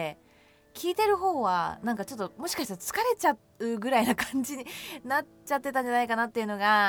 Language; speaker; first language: Japanese; native; Japanese